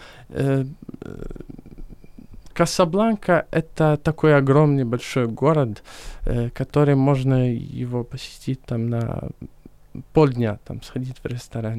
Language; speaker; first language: Russian; non-native, fluent; Arabic